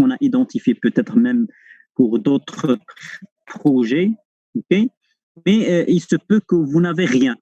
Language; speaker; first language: French; non-native, local second language; Arabic